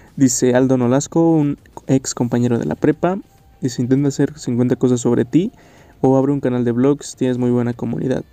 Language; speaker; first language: Spanish; native; Spanish